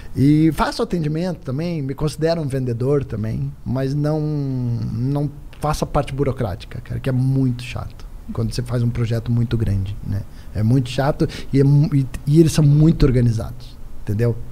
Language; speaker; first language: Portuguese; native; Portuguese